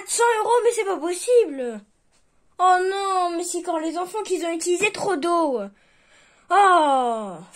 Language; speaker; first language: French; native; French